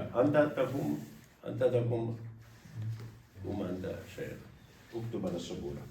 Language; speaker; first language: Arabic; non-native, fluent; Urdu